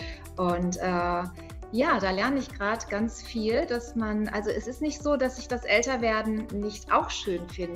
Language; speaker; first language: German; native; German